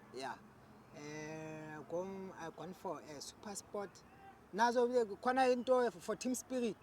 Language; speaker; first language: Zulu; non-native, local second language; Southern Sotho